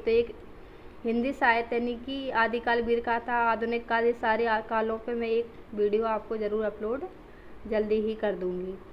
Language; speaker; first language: Hindi; native; Hindi